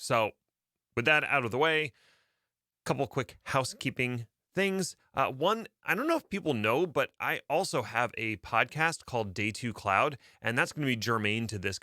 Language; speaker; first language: English; native; English